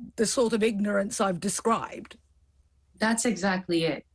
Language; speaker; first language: English; native; English